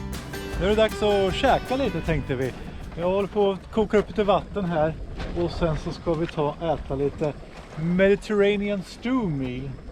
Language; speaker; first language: Swedish; native; Swedish